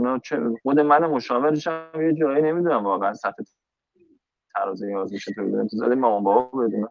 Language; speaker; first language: Persian; native; Persian